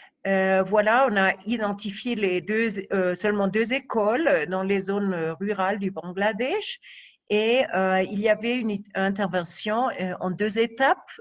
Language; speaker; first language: French; non-native, fluent; Spanish